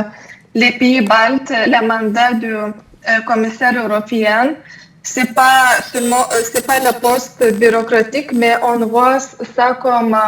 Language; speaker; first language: French; non-native, fluent; Lithuanian